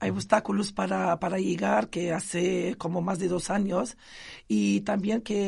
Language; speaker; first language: Spanish; non-native, local second language; Arabic